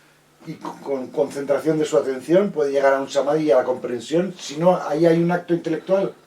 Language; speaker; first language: Spanish; native; Spanish